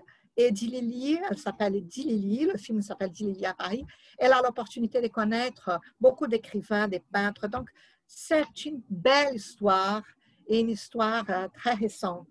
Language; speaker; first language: French; non-native, fluent; Portuguese